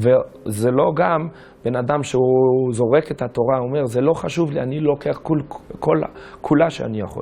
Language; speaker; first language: Hebrew; non-native, fluent; English